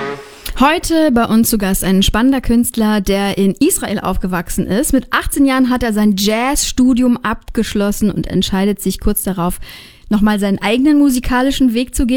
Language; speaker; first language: German; native; German